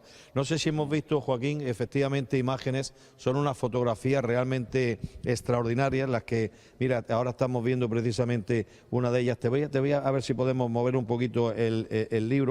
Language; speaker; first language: Spanish; native; Spanish